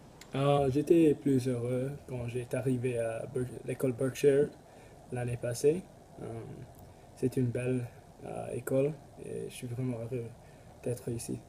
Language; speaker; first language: French; non-native, learner; English